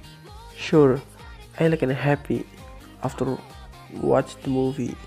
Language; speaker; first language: English; non-native, learner; Indonesian